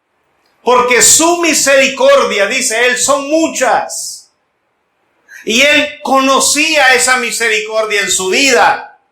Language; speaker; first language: Spanish; native; Spanish